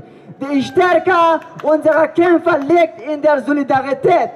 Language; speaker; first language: German; non-native, learner; Persian